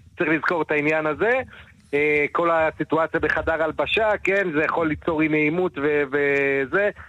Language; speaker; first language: Hebrew; native; Hebrew